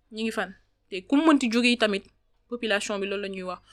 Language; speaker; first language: French; non-native, local second language; Wolof